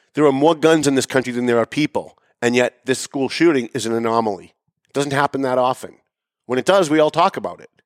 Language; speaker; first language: English; native; English